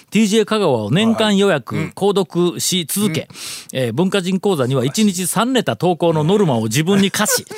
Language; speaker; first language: Japanese; native; Japanese